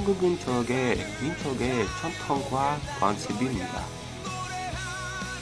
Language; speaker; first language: Korean; non-native, learner; Russian